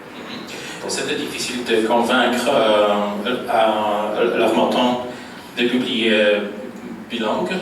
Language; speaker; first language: French; non-native, fluent; Polish